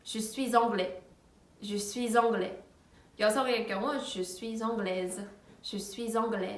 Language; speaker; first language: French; non-native, fluent; Korean